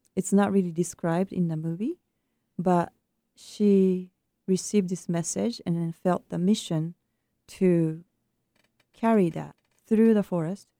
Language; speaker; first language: English; non-native, fluent; Japanese